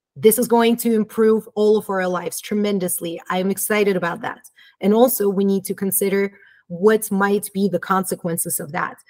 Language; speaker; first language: English; early bilingual, other home language; Romanian